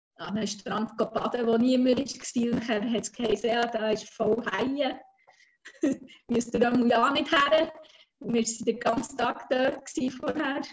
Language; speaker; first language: German; non-native, fluent; Swiss German